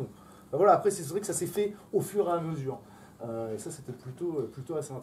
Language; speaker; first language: French; native; French